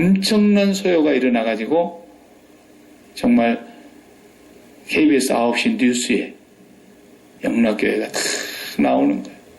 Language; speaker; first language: Korean; native; Korean